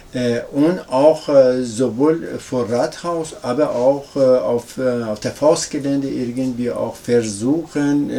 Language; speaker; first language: German; non-native, learner; Persian